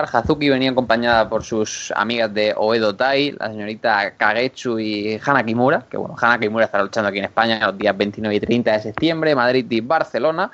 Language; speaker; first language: Spanish; native; Spanish